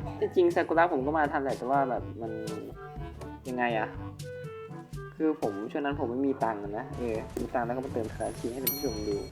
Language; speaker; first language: Thai; native; Thai